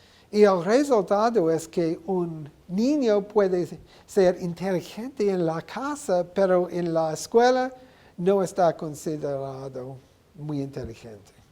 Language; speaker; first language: Spanish; non-native, learner; English